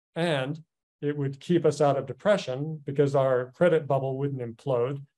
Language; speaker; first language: English; native; English